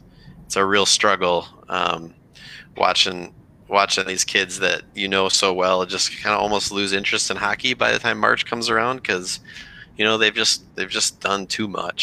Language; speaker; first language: English; native; English